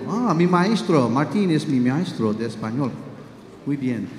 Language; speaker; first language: Spanish; non-native, learner; English